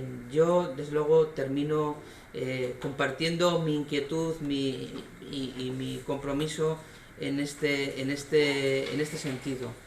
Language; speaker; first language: Spanish; native; Spanish